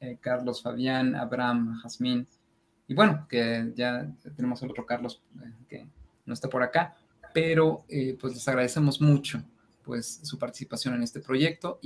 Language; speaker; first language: Spanish; native; Spanish